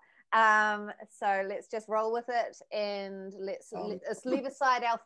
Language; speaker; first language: English; native; English